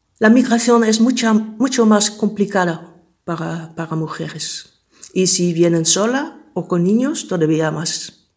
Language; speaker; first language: Spanish; non-native, fluent; Dutch